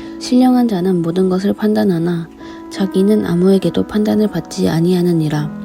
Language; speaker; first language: Korean; native; Korean